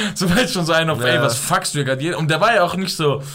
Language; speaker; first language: German; early bilingual, other home language; Persian